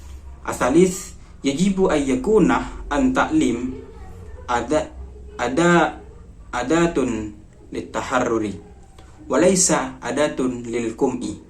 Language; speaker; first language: Arabic; non-native, learner; Indonesian